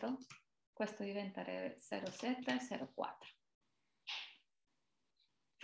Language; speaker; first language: Italian; non-native, fluent; Spanish